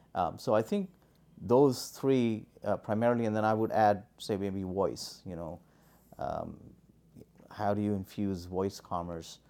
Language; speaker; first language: English; non-native, local second language; Hindi